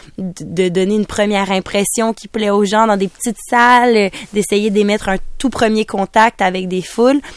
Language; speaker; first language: French; native; French